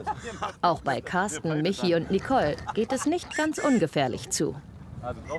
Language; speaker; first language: German; native; German